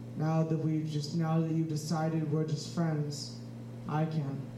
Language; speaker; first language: English; native; English